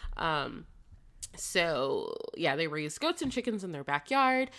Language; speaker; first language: English; native; English